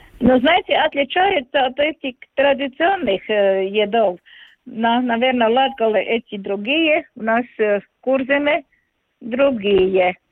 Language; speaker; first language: Russian; non-native, local second language; Latvian